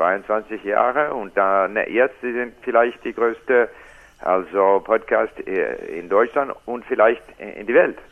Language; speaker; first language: German; non-native, learner; English